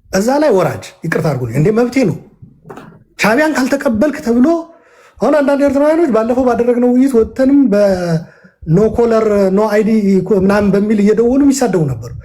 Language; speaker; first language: Amharic; non-native, local second language; Tigrinya